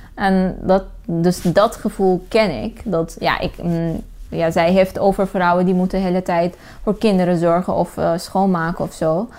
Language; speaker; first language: Dutch; non-native, fluent; Persian